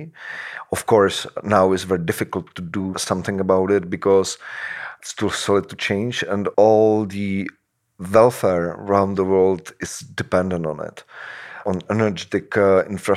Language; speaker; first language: English; non-native, fluent; Czech